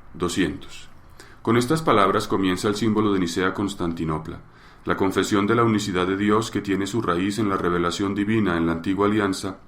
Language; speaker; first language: Spanish; native; Spanish